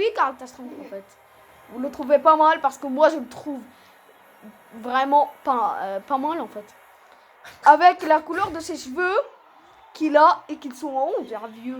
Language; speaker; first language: French; native; French